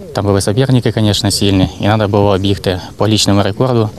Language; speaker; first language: Ukrainian; native; Ukrainian